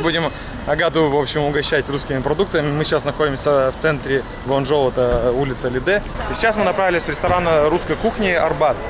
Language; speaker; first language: Russian; native; Russian